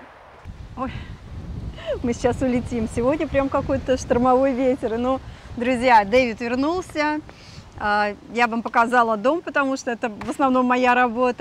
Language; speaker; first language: Russian; native; Russian